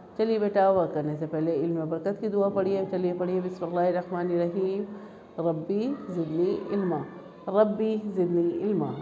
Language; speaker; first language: Hindi; native; Hindi